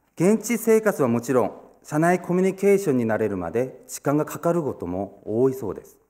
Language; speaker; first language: Japanese; non-native, fluent; Korean